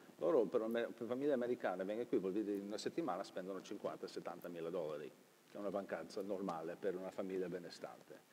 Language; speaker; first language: Italian; early bilingual, heritage; Italian